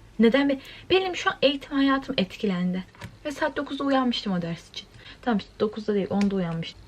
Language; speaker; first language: Turkish; native; Turkish